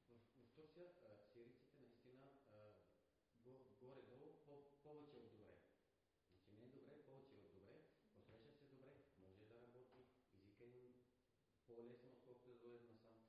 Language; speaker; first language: Bulgarian; non-native, fluent; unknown